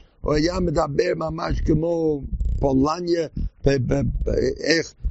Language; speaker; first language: Hebrew; non-native, learner; English